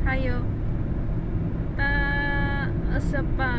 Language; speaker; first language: Chinese; non-native, learner; Indonesian